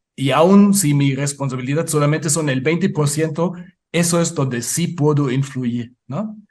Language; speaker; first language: Spanish; non-native, fluent; German